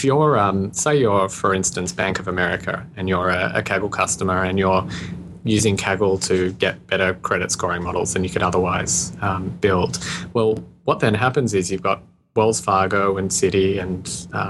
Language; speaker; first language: English; native; English